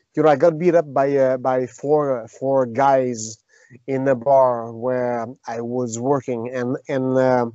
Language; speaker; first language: English; non-native, fluent; French